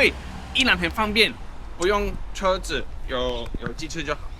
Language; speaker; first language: Chinese; non-native, fluent; Swedish